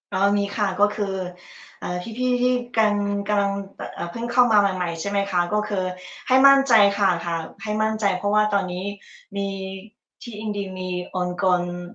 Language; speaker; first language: Thai; early bilingual, other home language; Chinese